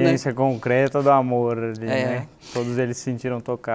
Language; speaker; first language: Portuguese; native; Portuguese